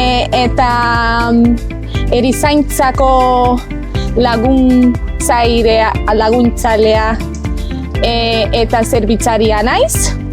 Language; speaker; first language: Basque; non-native, learner; Portuguese